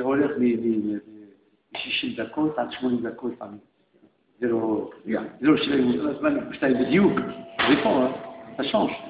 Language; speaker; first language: Hebrew; non-native, fluent; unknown